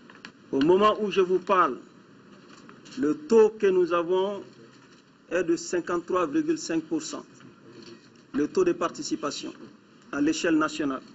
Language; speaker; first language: French; non-native, local second language; Bambara